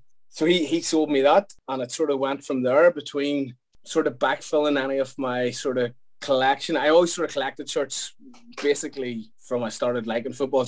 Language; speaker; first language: English; native; English